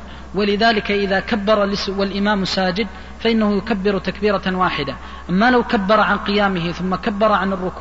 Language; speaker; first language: Arabic; native; Arabic